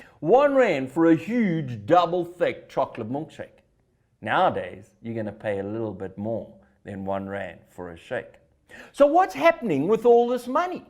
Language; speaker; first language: English; native; English